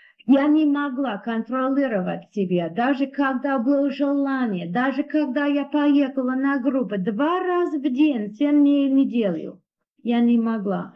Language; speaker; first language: Russian; non-native, learner; English